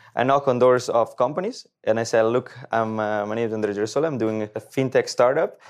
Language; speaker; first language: English; non-native, fluent; Italian